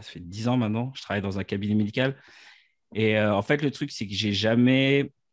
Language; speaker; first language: French; native; French